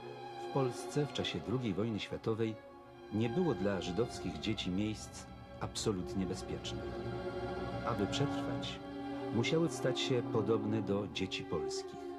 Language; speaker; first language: Polish; native; Polish